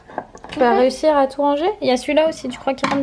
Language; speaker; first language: French; native; French